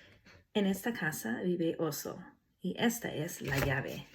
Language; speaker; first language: Spanish; non-native, fluent; English